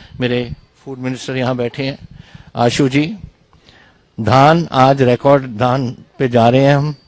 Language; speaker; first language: Hindi; non-native, local second language; Punjabi